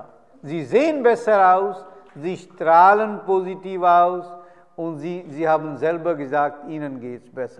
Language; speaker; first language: German; non-native, fluent; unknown